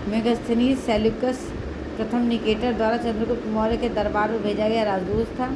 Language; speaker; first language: Hindi; native; Hindi